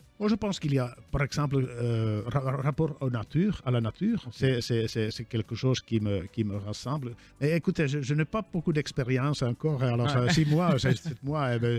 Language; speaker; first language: French; non-native, fluent; Finnish